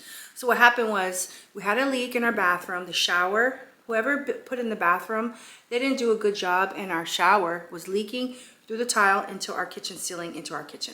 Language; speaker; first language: English; native; English